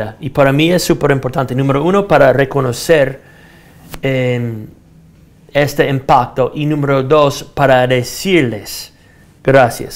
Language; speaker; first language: Spanish; non-native, fluent; English